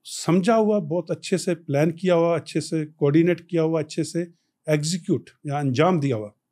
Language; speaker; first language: Hindi; non-native, local second language; Punjabi